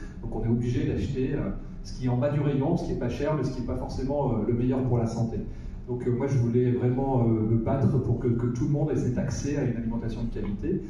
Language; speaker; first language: French; native; French